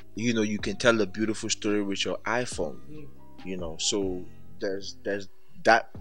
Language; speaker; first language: English; non-native, local second language; Yoruba